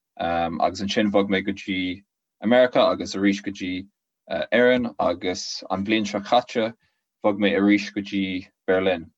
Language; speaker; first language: Irish; native; Irish